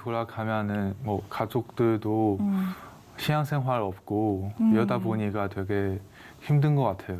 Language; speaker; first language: Korean; non-native, fluent; Chinese